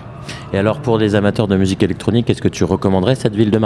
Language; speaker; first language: French; native; French